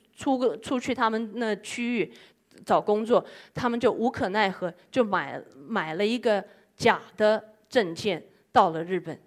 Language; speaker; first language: Chinese; non-native, fluent; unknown